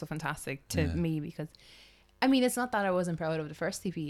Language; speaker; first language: English; non-native, fluent; Polish